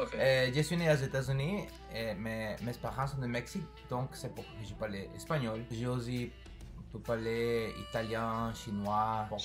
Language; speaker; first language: French; non-native, learner; Spanish